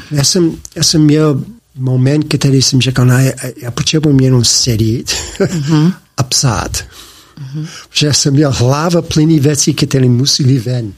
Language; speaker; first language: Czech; non-native, learner; English